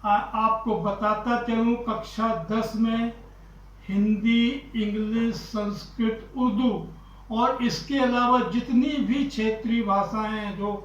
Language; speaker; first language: Hindi; native; Hindi